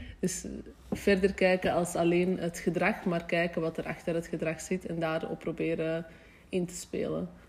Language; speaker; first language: Dutch; native; Dutch